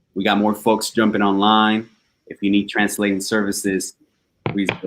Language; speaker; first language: English; early bilingual, other home language; Spanish